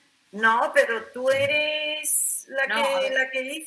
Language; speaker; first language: Spanish; non-native, fluent; Bulgarian